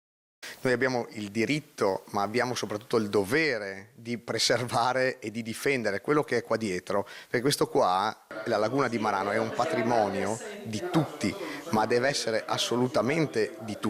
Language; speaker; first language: Italian; native; Italian